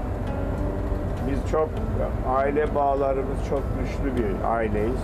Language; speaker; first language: Turkish; native; Turkish